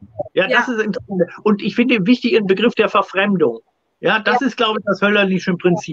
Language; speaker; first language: German; native; German